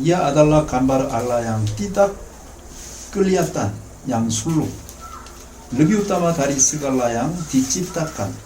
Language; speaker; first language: Indonesian; non-native, fluent; Korean